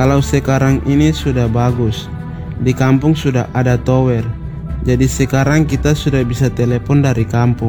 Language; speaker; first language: Indonesian; non-native, local second language; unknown